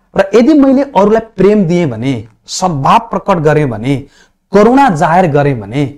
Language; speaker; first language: Nepali; native; Nepali